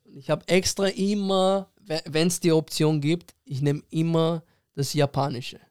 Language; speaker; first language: German; early bilingual, other home language; Persian